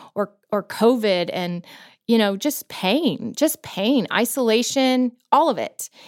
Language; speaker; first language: English; native; English